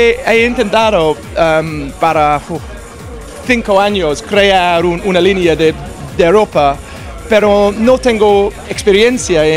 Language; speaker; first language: Spanish; non-native, learner; English